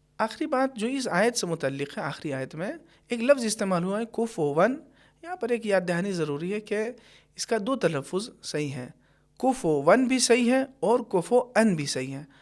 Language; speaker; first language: Urdu; native; Urdu